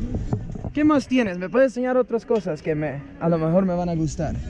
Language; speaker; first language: Spanish; non-native, learner; English